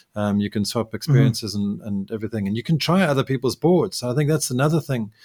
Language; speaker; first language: English; native; English